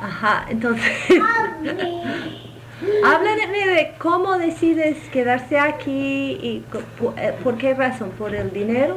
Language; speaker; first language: Spanish; non-native, fluent; English